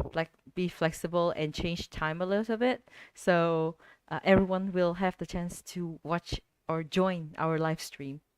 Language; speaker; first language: English; non-native, fluent; Vietnamese